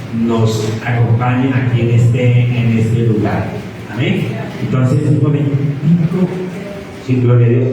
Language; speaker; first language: Spanish; native; Spanish